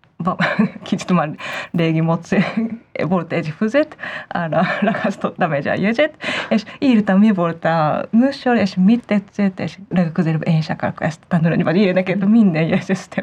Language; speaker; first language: Hungarian; non-native, fluent; Japanese